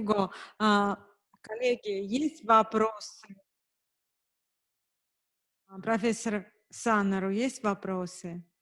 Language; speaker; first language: Russian; native; Russian